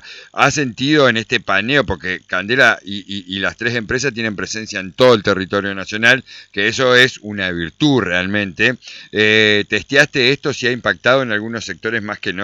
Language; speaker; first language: Spanish; native; Spanish